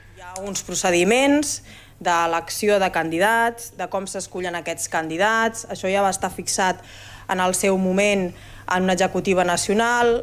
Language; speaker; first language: Catalan; native; Catalan